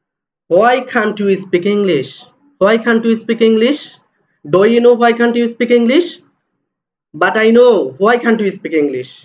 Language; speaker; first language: English; non-native, local second language; Bangla